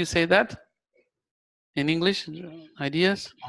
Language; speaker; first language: English; non-native, fluent; Spanish